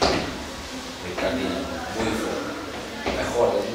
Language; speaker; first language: Italian; non-native, learner; Portuguese